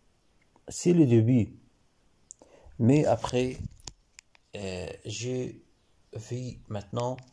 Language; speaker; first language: French; non-native, learner; Arabic